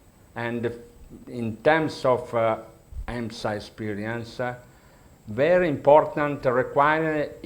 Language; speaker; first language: English; non-native, learner; Italian